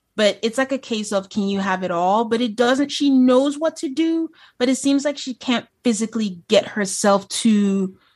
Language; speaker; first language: English; non-native, local second language; Yoruba